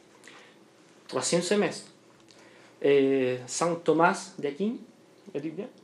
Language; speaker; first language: French; non-native, fluent; Spanish